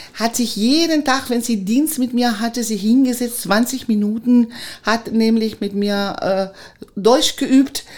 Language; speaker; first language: German; non-native, fluent; Spanish